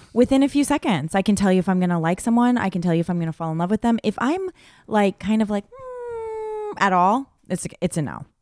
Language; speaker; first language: English; native; English